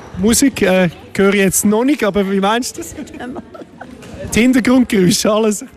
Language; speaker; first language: German; native; German